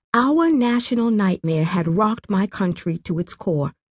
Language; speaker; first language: English; non-native, local second language; Kinyarwanda